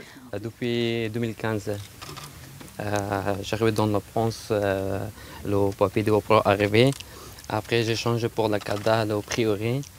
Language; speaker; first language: French; non-native, learner; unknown